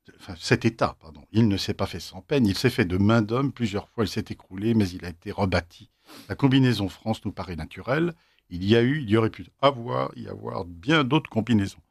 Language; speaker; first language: French; native; French